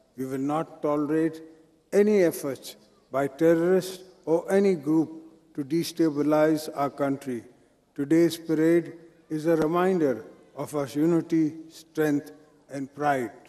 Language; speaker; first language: English; non-native, local second language; Sindhi